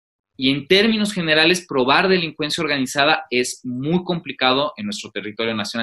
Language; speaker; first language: Spanish; native; Spanish